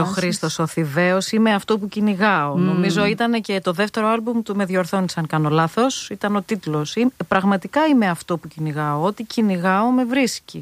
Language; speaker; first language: Greek; native; Greek